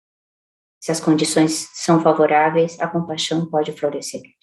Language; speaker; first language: Portuguese; native; Portuguese